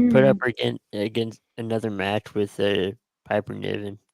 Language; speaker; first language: English; native; English